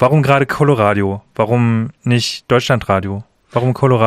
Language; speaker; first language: German; native; German